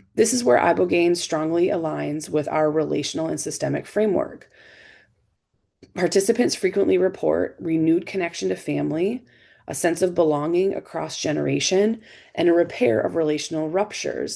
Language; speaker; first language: English; native; English